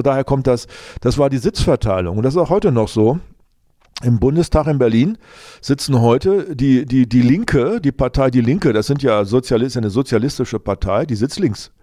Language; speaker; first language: German; native; German